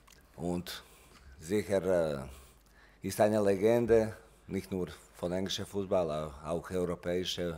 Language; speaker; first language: German; non-native, learner; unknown